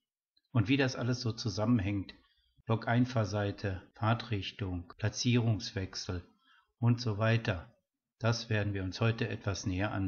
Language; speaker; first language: German; native; German